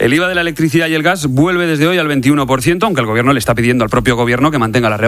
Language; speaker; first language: Spanish; native; Spanish